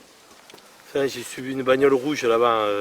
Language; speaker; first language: French; native; French